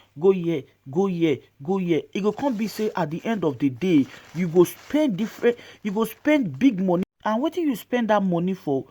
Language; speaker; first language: Nigerian Pidgin; native; Nigerian Pidgin